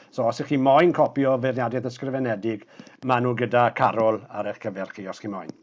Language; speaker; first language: Welsh; native; Welsh